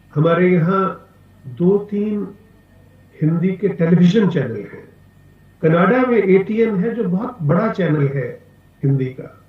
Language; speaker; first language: Hindi; non-native, local second language; Punjabi